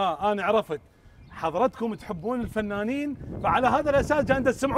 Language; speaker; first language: Arabic; native; Arabic